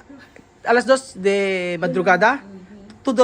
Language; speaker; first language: Spanish; non-native, learner; Filipino